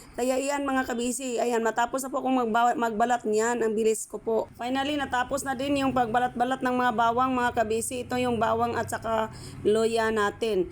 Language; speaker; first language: Filipino; non-native, local second language; Cebuano